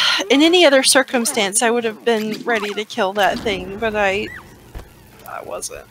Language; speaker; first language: English; native; English